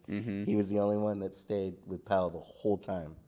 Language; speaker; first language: English; native; English